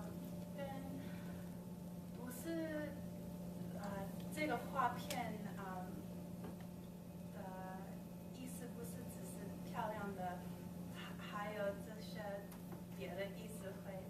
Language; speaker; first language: Chinese; non-native, learner; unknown